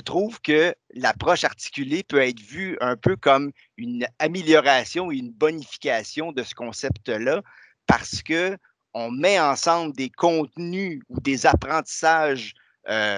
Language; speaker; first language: French; native; French